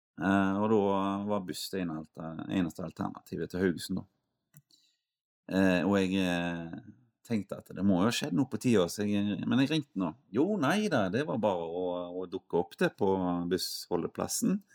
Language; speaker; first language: Norwegian; native; Norwegian